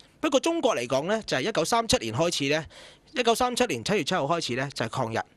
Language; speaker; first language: Cantonese; native; Cantonese